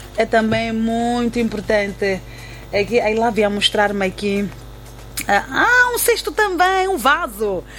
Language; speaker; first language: Portuguese; native; Portuguese